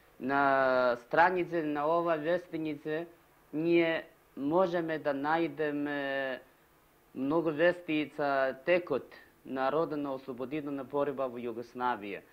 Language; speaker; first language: Macedonian; non-native, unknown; Chinese